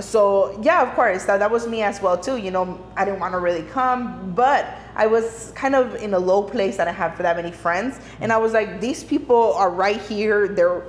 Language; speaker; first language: English; early bilingual, other home language; Spanish